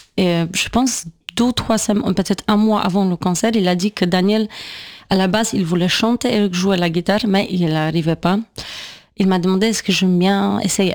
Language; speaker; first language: French; non-native, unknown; Polish